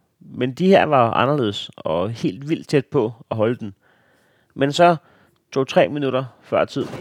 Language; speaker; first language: Danish; native; Danish